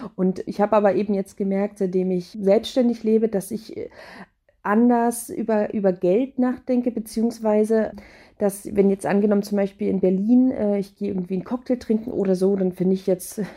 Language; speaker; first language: German; native; German